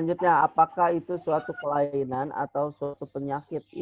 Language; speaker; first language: Indonesian; native; Indonesian